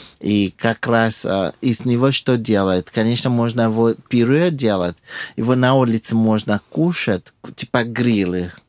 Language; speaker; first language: Russian; non-native, fluent; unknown